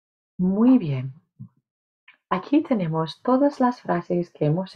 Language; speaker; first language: Spanish; non-native, fluent; English